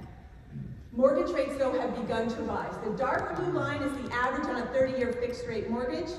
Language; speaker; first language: English; native; English